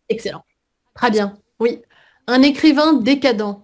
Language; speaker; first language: French; native; French